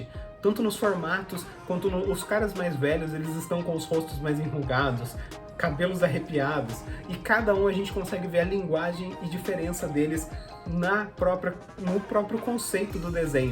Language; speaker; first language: Portuguese; native; Portuguese